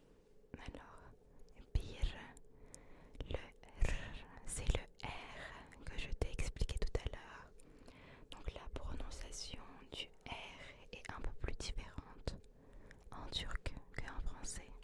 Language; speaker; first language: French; early bilingual, other home language; Turkish